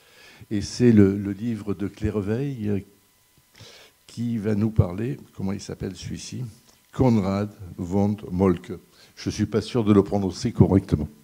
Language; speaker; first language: French; native; French